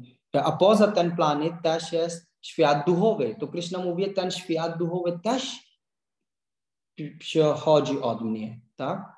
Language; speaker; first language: Polish; non-native, learner; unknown